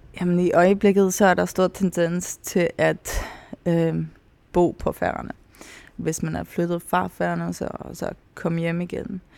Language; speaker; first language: Danish; non-native, local second language; Faroese